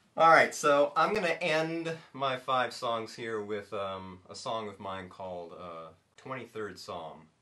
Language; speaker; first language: English; native; English